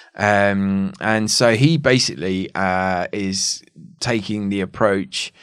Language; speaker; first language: English; native; English